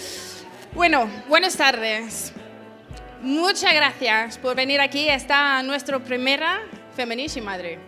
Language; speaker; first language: Spanish; non-native, learner; English